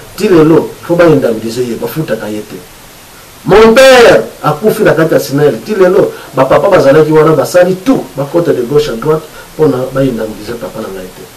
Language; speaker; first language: Lingala; non-native, local second language; Kongo